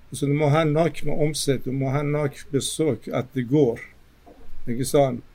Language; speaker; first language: Norwegian; non-native, fluent; Persian